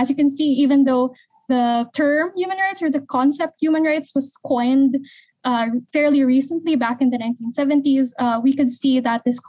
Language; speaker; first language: English; non-native, local second language; Hiligaynon